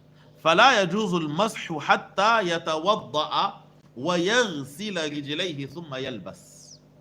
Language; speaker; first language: Arabic; non-native, fluent; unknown